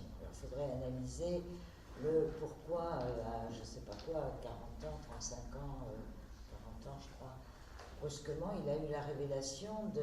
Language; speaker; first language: French; native; French